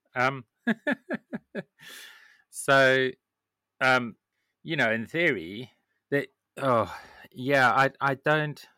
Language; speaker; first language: English; native; English